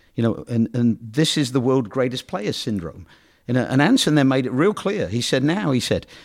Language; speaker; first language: English; native; English